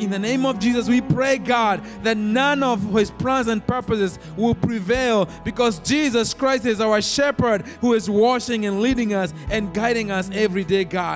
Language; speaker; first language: English; non-native, local second language; Swahili